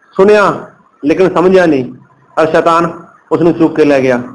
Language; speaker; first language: Hindi; non-native, local second language; Punjabi